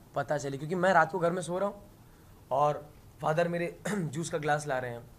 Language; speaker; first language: Hindi; native; Hindi